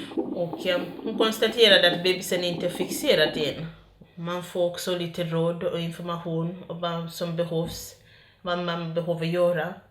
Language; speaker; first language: Swedish; non-native, fluent; Ganda